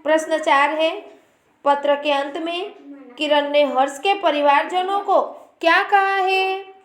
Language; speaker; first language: Hindi; non-native, local second language; Gujarati